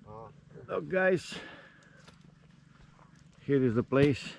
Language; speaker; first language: English; non-native, learner; Romanian